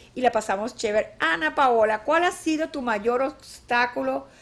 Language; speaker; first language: Spanish; native; Spanish